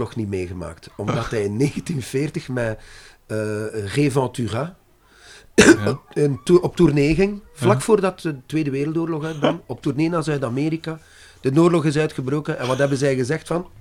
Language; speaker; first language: Dutch; non-native, fluent; French